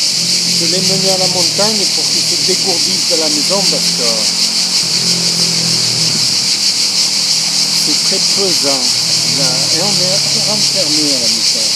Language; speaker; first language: French; native; French